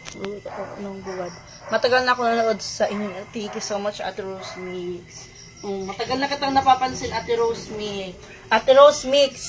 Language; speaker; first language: Filipino; non-native, local second language; Cebuano